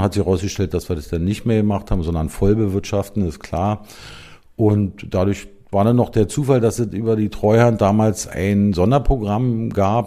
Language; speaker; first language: German; native; German